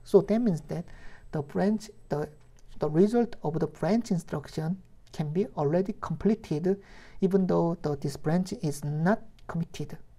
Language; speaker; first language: English; non-native, fluent; Korean